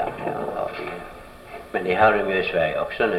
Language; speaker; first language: Swedish; early bilingual, heritage; Swedish